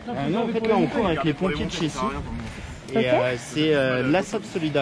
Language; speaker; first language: French; native; French